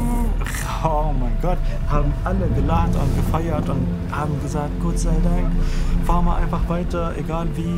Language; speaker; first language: German; non-native, fluent; Arabic